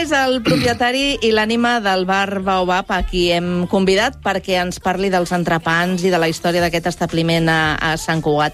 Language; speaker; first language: Catalan; native; Catalan